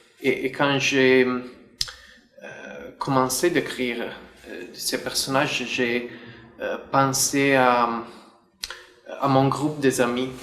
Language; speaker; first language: French; non-native, fluent; Italian